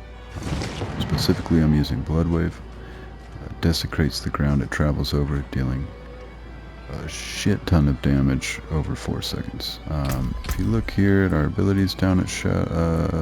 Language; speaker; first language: English; native; English